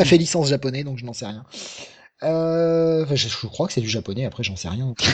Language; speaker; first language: French; native; French